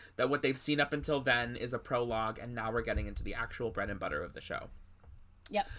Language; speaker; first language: English; native; English